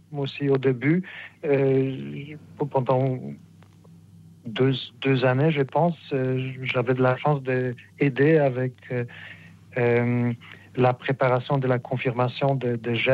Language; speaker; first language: French; non-native, fluent; Polish